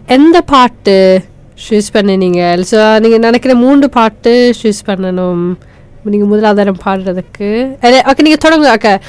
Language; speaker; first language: Tamil; native; Tamil